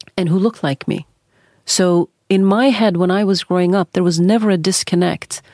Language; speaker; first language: English; early bilingual, other home language; Norwegian